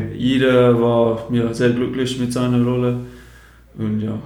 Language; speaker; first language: German; non-native, learner; English